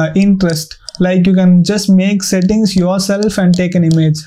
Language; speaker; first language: English; non-native, local second language; Tamil